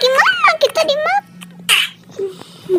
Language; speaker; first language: Indonesian; native; Indonesian